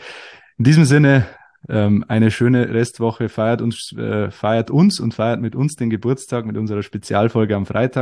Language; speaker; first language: German; native; German